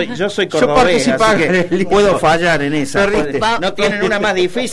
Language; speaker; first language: Spanish; native; Spanish